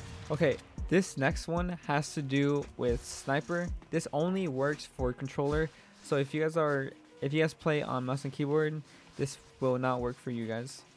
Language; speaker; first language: English; early bilingual, other home language; Spanish